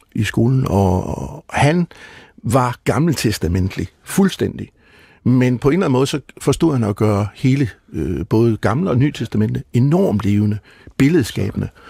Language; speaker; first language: Danish; native; Danish